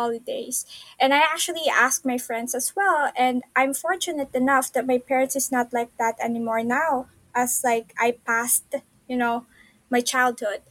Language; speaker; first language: English; non-native, local second language; Filipino